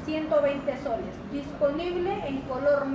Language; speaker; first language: Spanish; native; Spanish